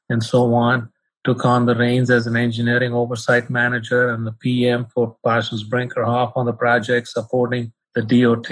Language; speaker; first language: English; non-native, local second language; Tamil